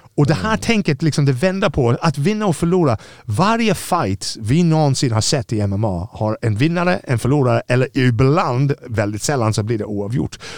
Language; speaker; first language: Swedish; non-native, fluent; English